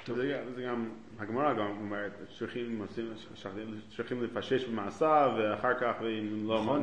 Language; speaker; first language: Hebrew; non-native, fluent; English